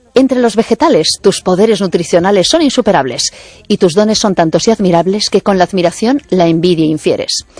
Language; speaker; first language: Spanish; native; Spanish